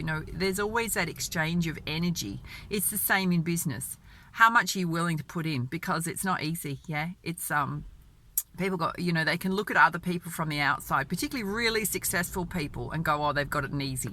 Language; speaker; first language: English; native; English